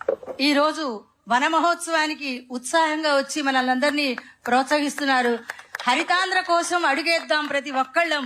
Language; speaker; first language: Telugu; native; Telugu